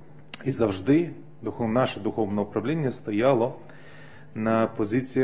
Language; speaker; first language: Ukrainian; non-native, fluent; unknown